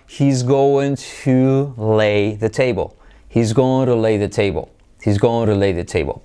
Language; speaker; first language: English; non-native, fluent; Spanish